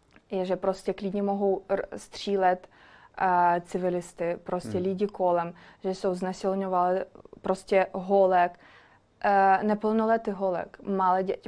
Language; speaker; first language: Czech; non-native, fluent; Ukrainian